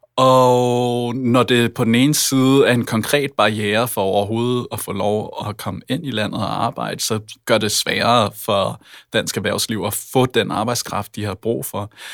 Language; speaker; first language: Danish; native; Danish